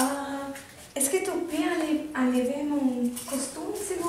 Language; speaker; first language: French; non-native, learner; Danish